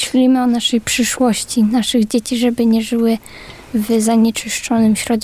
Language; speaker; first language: Polish; native; Polish